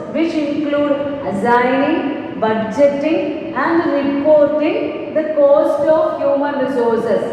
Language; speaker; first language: English; non-native, local second language; Malayalam